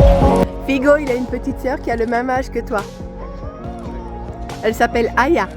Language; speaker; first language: French; native; French